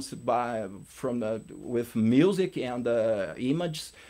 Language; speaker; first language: English; non-native, learner; Portuguese